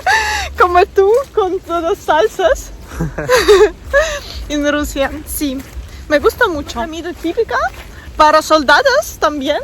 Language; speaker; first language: Spanish; non-native, learner; Russian